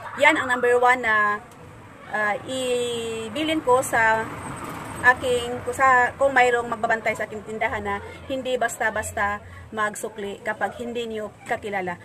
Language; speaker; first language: Filipino; non-native, local second language; Cebuano